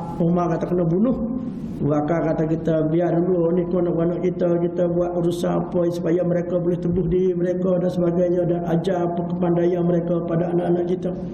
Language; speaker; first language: Malay; early bilingual, heritage; Malay